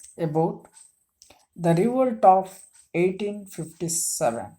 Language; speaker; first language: English; non-native, local second language; Kannada